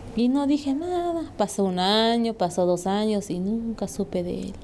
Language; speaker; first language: Spanish; native; Spanish